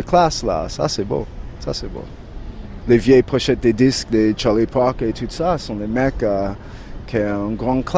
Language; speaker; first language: French; non-native, learner; English